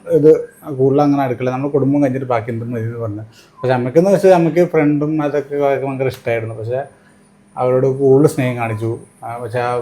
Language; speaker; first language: Malayalam; native; Malayalam